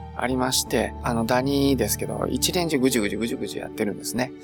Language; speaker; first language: Japanese; native; Japanese